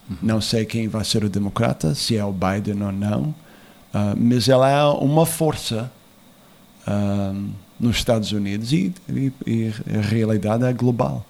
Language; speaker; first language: Portuguese; early bilingual, heritage; Portuguese